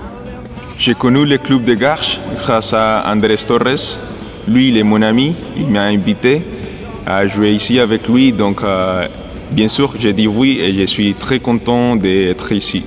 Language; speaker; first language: French; non-native, fluent; Spanish